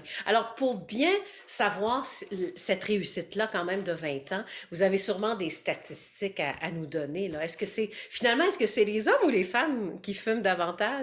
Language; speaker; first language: French; native; French